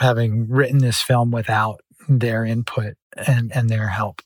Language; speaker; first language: English; native; English